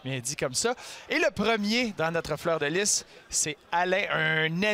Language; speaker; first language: French; native; French